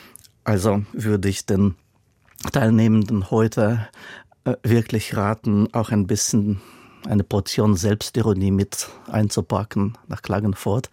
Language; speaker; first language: German; non-native, fluent; Russian